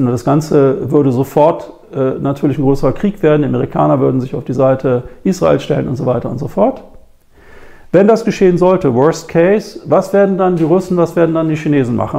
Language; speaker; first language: German; native; German